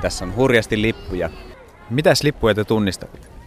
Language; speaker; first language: Finnish; native; Finnish